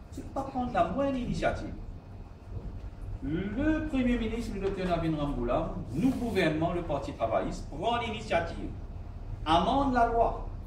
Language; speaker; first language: French; non-native, local second language; Morisyen